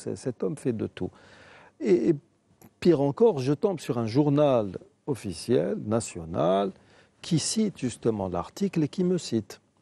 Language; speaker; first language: French; non-native, local second language; Arabic